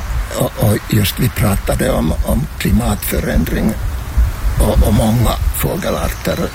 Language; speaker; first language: Swedish; non-native, local second language; Finnish